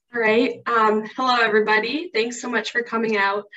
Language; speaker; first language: English; native; English